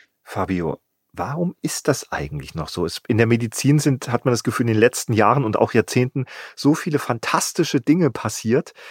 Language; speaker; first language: German; native; German